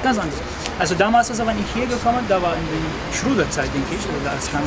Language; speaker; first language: German; non-native, learner; Arabic